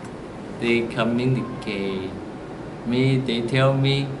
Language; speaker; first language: English; non-native, learner; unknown